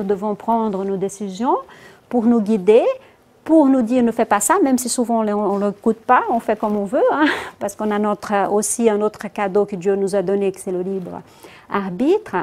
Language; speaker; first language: French; non-native, fluent; Portuguese